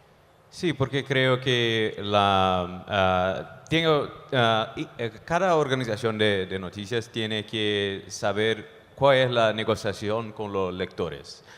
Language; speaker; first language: Spanish; non-native, fluent; Portuguese